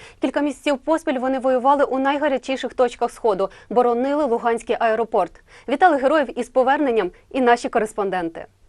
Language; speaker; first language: Ukrainian; native; Ukrainian